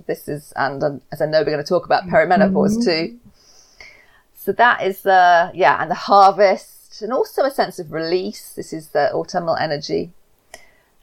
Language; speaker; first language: English; native; English